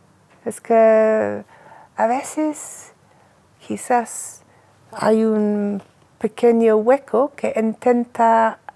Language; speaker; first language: Spanish; non-native, fluent; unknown